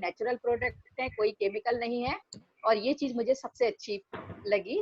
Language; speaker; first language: Hindi; native; Hindi